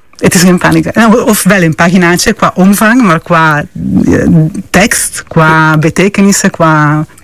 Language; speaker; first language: Dutch; non-native, fluent; Italian